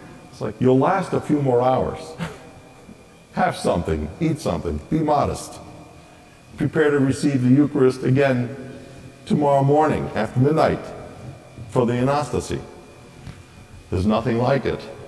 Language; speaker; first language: English; native; English